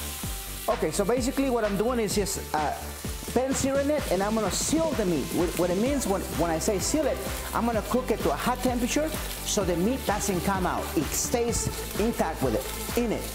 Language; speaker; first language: English; non-native, fluent; Spanish